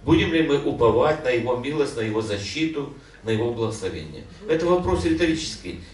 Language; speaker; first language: Russian; non-native, local second language; Ukrainian